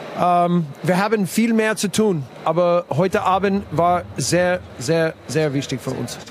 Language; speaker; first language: German; non-native, fluent; English